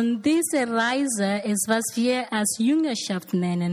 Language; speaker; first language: German; non-native, learner; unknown